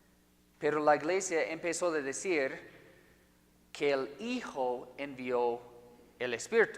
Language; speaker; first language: Spanish; non-native, fluent; English